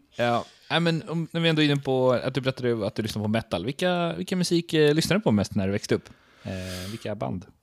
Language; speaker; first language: Swedish; native; Swedish